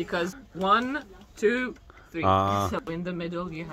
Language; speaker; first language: English; non-native, fluent; French